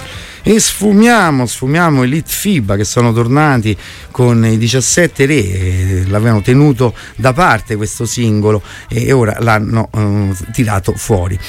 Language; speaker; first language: Italian; native; Italian